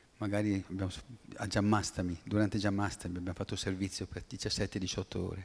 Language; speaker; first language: Italian; native; Italian